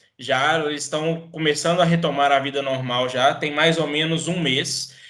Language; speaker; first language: Portuguese; native; Portuguese